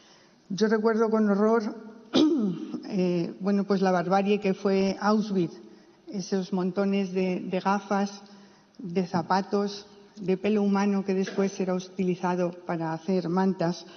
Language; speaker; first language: Spanish; native; Spanish